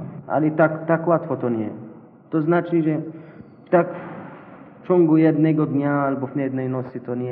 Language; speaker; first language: Polish; non-native, learner; Arabic